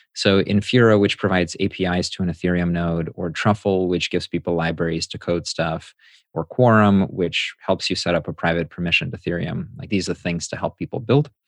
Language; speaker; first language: English; native; English